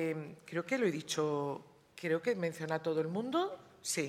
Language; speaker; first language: Spanish; native; Spanish